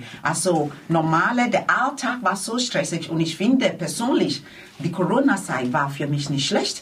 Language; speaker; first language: German; non-native, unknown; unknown